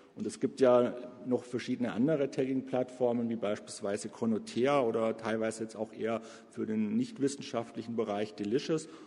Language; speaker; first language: German; native; German